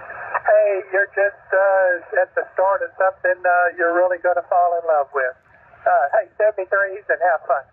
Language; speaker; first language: English; native; English